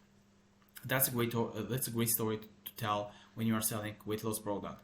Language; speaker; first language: English; non-native, fluent; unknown